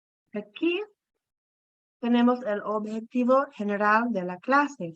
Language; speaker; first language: Spanish; non-native, fluent; English